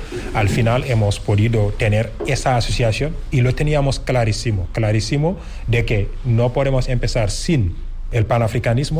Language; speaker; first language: Spanish; non-native, fluent; Wolof